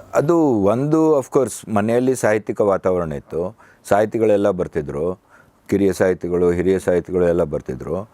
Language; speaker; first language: Kannada; native; Kannada